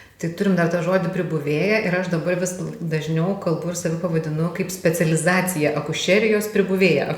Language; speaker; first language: Lithuanian; native; Lithuanian